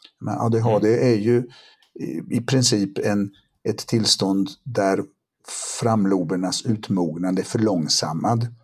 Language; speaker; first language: Swedish; early bilingual, other home language; Polish